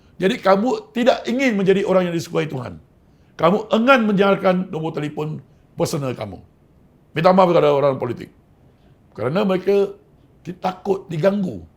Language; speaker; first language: Malay; non-native, local second language; Chinese